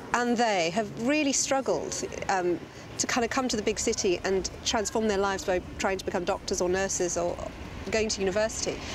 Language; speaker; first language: English; native; English